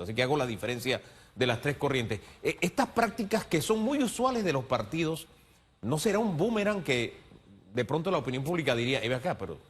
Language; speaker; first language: Spanish; native; Spanish